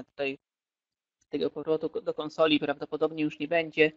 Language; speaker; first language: Polish; native; Polish